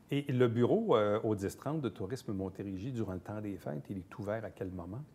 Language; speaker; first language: French; native; French